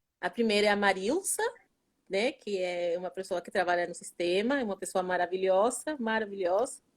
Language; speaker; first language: Portuguese; non-native, fluent; Spanish